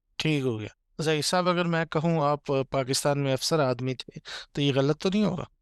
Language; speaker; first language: Urdu; non-native, local second language; Punjabi